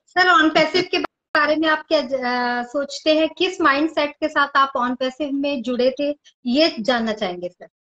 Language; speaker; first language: Hindi; native; Hindi